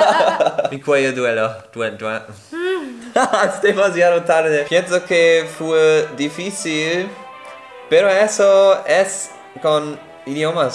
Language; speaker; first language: Spanish; non-native, learner; German